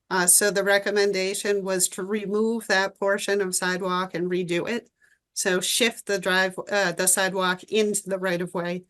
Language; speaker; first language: English; native; English